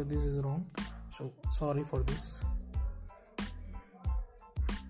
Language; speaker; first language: English; non-native, local second language; Hindi